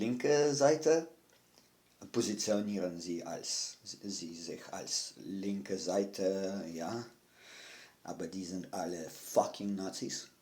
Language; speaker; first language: German; non-native, fluent; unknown